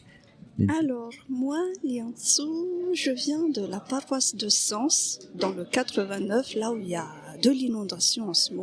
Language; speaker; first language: French; non-native, local second language; Malagasy